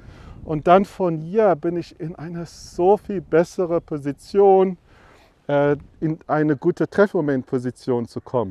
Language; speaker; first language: German; non-native, fluent; English